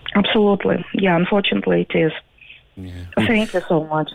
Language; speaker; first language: English; non-native, fluent; Ukrainian